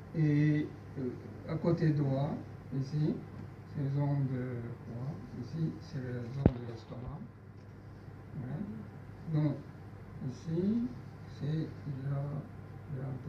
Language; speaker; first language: French; non-native, learner; Japanese